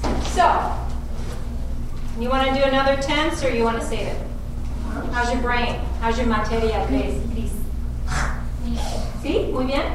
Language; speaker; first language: English; native; English